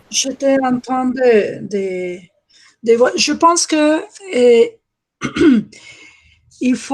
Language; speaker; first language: French; non-native, fluent; Spanish